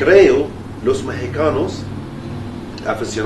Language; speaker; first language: Spanish; non-native, learner; Arabic